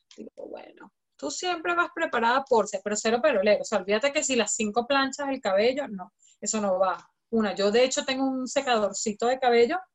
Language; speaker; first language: Spanish; native; Spanish